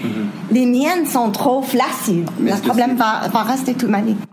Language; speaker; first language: French; non-native, fluent; English